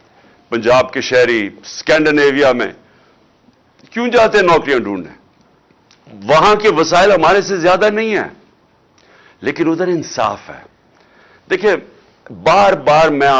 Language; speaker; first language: Urdu; native; Urdu